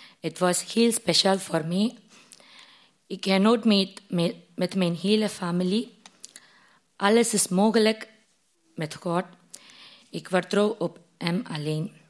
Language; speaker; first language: Dutch; non-native, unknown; Tamil